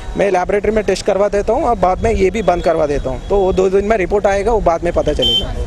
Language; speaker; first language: Hindi; non-native, local second language; Gujarati